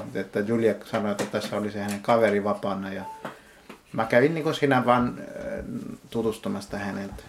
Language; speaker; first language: Finnish; non-native, learner; Hindi